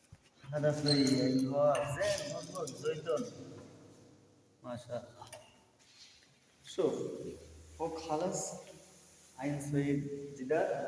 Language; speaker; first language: Arabic; non-native, learner; Bangla